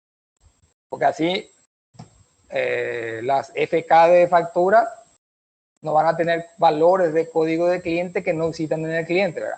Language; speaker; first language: Spanish; native; Spanish